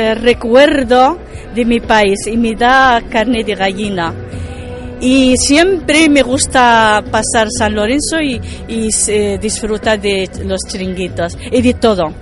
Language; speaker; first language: Spanish; non-native, learner; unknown